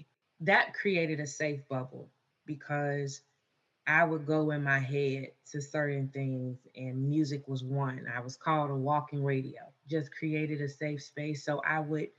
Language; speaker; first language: English; native; English